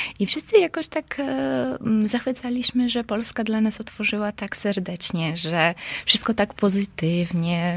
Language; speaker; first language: Polish; non-native, fluent; Georgian